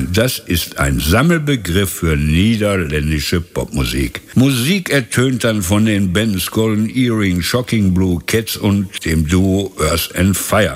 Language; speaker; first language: German; native; German